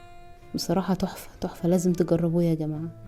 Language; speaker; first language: Arabic; native; Arabic